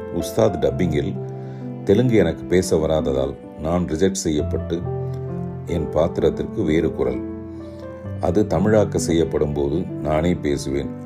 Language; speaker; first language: Tamil; non-native, local second language; Telugu